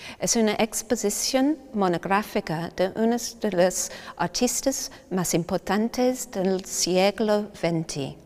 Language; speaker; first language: Spanish; non-native, learner; English